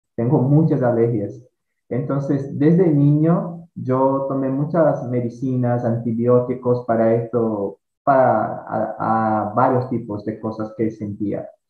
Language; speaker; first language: Spanish; non-native, fluent; Portuguese